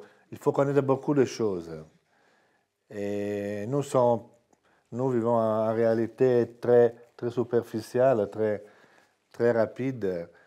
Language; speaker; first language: French; non-native, fluent; Italian